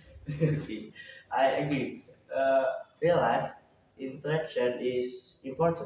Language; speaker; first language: English; non-native, learner; Indonesian